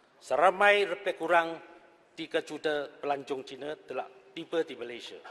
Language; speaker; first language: Malay; non-native, local second language; Chinese